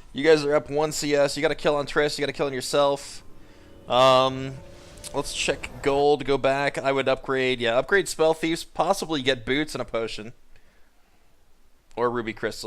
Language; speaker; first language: English; native; English